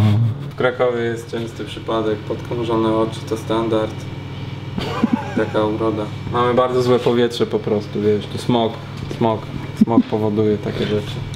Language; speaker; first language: Polish; native; Polish